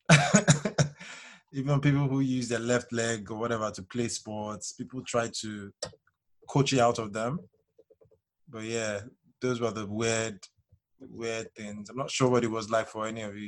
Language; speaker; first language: English; non-native, local second language; Yoruba